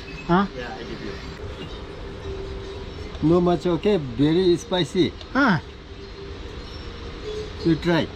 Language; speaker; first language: English; non-native, learner; Sherpa